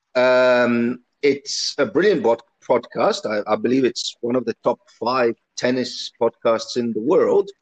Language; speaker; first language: English; early bilingual, other home language; Italian